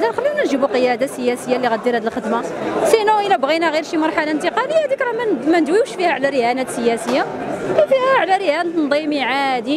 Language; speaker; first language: Arabic; native; Arabic